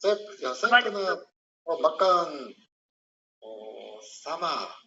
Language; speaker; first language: Indonesian; non-native, learner; Korean